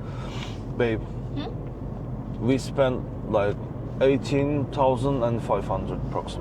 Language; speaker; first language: English; non-native, learner; Turkish